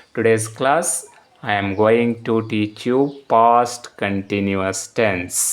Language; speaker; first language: English; non-native, local second language; Kannada